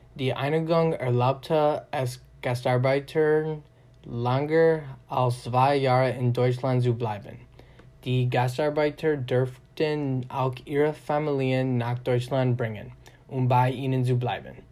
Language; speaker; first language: German; non-native, learner; English